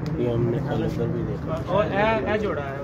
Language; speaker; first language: Hindi; non-native, local second language; Punjabi